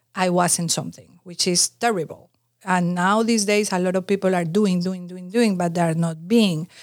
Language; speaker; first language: English; non-native, fluent; Spanish